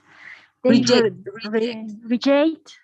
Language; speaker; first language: English; non-native, learner; Spanish